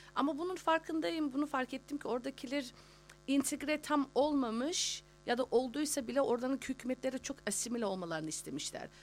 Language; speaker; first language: Turkish; early bilingual, heritage; Turkish